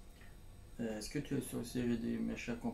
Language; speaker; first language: French; non-native, learner; Turkish